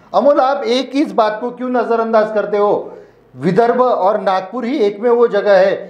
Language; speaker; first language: Hindi; non-native, local second language; Marathi